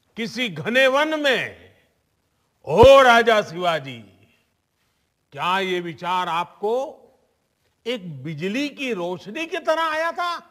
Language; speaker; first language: Hindi; non-native, local second language; Gujarati